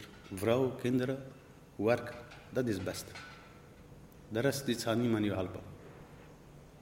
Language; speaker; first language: Dutch; non-native, learner; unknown